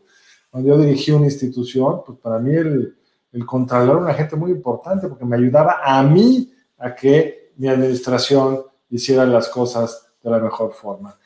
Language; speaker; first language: Spanish; native; Spanish